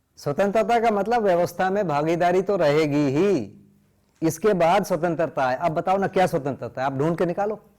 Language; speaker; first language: Hindi; non-native, local second language; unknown